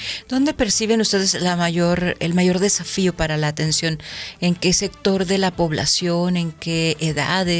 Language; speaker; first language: Spanish; native; Spanish